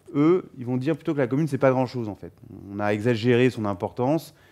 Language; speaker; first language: French; native; French